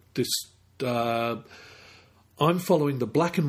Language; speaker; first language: English; native; English